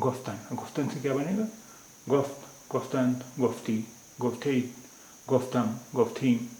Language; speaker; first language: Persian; non-native, fluent; Urdu